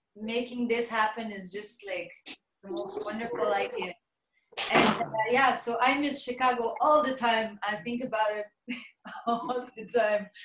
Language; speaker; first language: English; non-native, local second language; French